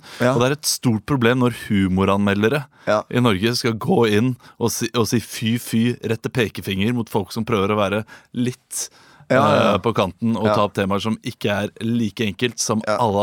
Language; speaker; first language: Norwegian; native; Norwegian